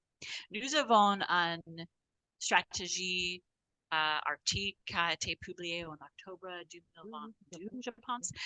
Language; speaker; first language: French; non-native, fluent; English